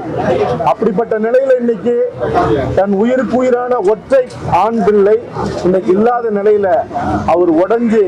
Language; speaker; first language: Tamil; native; Tamil